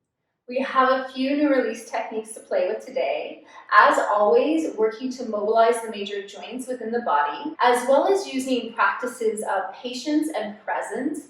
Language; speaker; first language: English; native; English